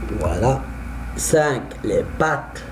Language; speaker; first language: French; non-native, fluent; Arabic